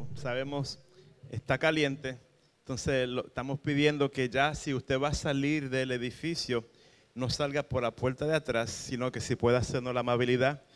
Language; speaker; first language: Spanish; early bilingual, heritage; Spanish